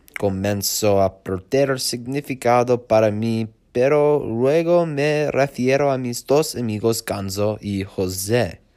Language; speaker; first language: Spanish; non-native, learner; English